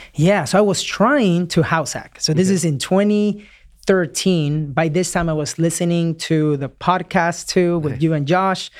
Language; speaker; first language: English; early bilingual, other home language; Spanish